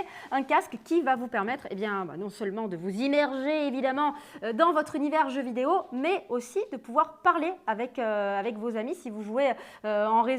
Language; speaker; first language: French; native; French